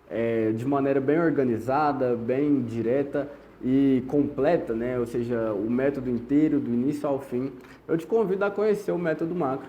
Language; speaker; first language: Portuguese; native; Portuguese